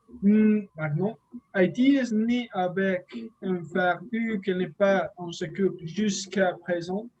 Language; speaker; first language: French; non-native, learner; Spanish